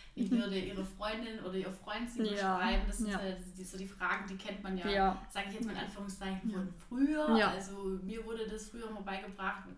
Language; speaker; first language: German; native; German